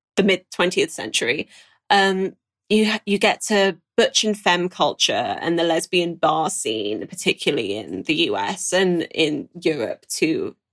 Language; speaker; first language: English; native; English